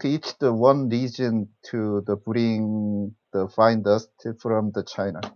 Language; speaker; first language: English; non-native, learner; Korean